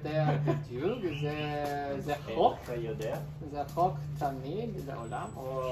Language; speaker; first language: Hebrew; non-native, learner; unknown